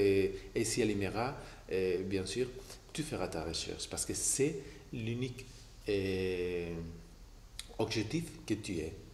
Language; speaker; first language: French; non-native, fluent; Spanish